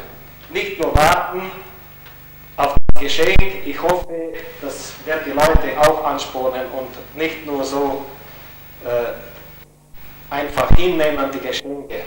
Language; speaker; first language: German; non-native, local second language; Hungarian